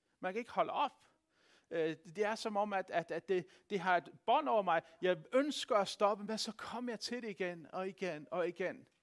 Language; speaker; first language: Danish; native; Danish